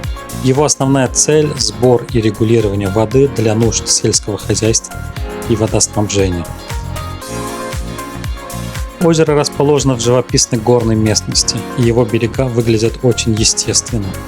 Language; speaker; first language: Russian; native; Russian